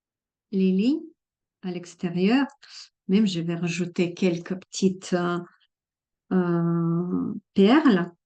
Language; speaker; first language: French; non-native, fluent; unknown